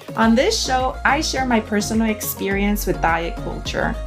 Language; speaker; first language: English; early bilingual, other home language; Spanish